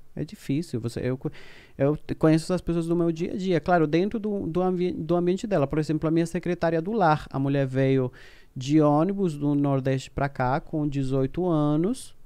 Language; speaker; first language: Portuguese; non-native, fluent; Spanish